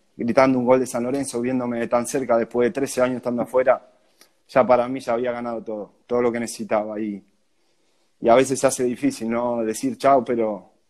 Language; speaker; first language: Spanish; native; Spanish